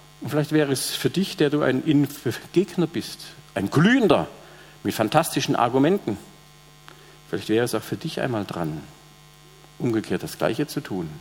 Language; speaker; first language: German; native; German